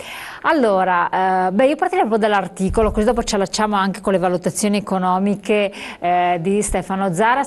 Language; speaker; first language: Italian; native; Italian